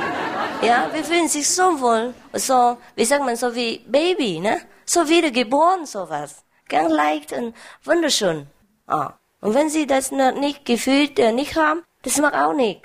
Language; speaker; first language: German; non-native, learner; Vietnamese